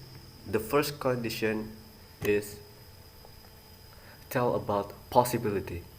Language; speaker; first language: English; non-native, learner; Indonesian